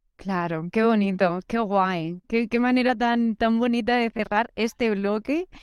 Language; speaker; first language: Spanish; native; Spanish